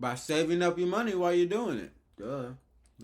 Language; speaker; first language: English; native; English